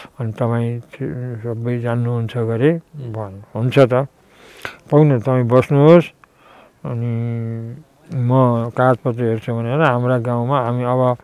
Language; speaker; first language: Nepali; native; Nepali